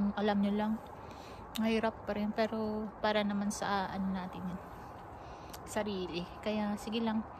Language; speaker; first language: Filipino; non-native, local second language; Cebuano